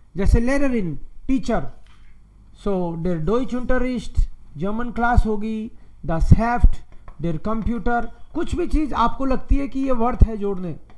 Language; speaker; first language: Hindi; native; Hindi